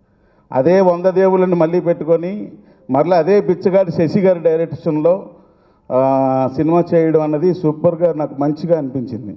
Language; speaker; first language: Telugu; native; Telugu